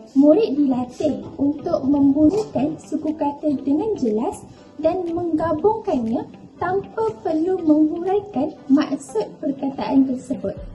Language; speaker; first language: Malay; native; Malay